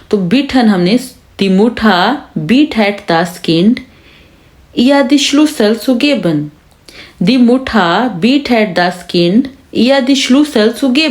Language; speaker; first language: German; non-native, fluent; Urdu